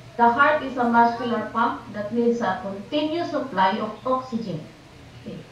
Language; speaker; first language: English; non-native, local second language; Filipino